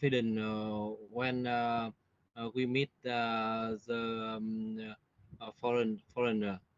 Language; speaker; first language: English; non-native, learner; Vietnamese